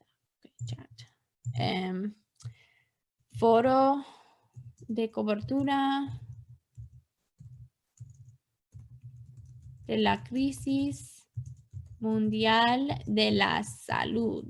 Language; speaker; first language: Spanish; non-native, fluent; English